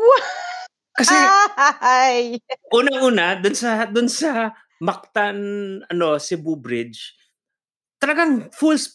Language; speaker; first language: English; non-native, local second language; Cebuano